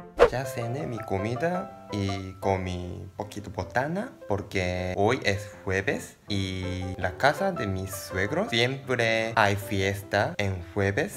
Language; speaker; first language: Spanish; non-native, learner; Japanese